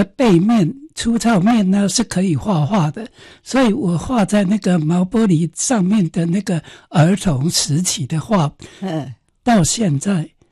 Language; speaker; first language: Chinese; native; Chinese